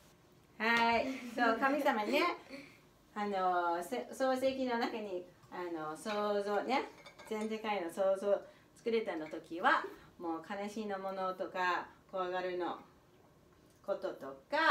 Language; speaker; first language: Japanese; non-native, fluent; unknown